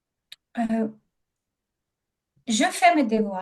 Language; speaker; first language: French; non-native, learner; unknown